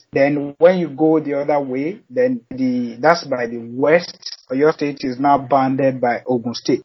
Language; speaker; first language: English; non-native, local second language; Yoruba